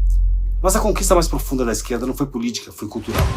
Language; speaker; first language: Portuguese; native; Portuguese